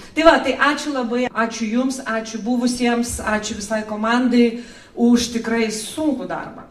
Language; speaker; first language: Lithuanian; native; Lithuanian